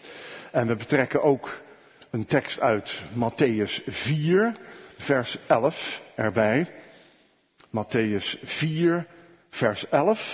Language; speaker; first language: Dutch; native; Dutch